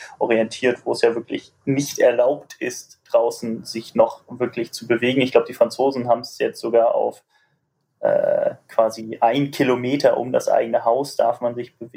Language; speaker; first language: German; native; German